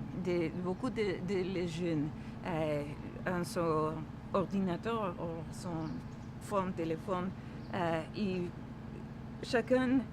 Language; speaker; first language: French; non-native, learner; English